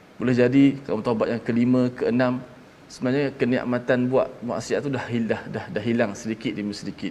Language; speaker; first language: Malay; native; Malay